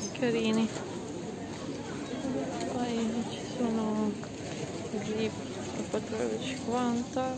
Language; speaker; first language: Italian; non-native, local second language; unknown